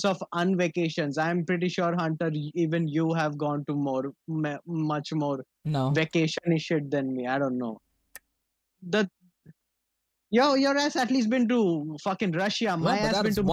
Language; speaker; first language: English; non-native, local second language; Bangla